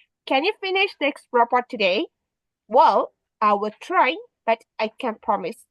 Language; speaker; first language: English; non-native, fluent; Burmese